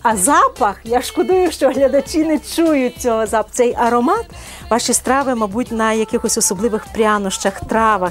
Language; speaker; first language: Ukrainian; native; Ukrainian